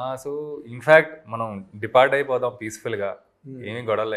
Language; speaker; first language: Telugu; native; Telugu